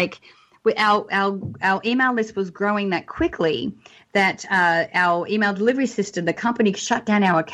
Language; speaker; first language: English; native; English